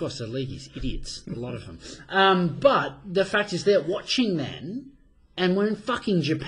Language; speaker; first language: English; native; English